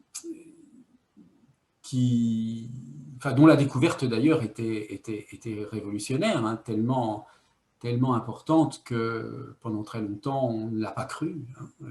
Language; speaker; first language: French; native; French